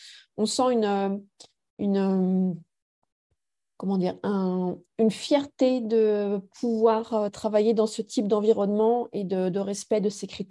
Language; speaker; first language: French; native; French